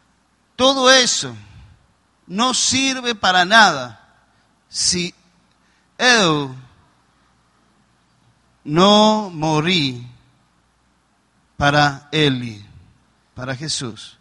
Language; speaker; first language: Portuguese; non-native, learner; Spanish